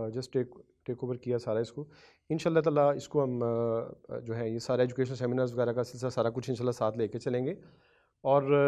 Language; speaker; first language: Urdu; non-native, local second language; Punjabi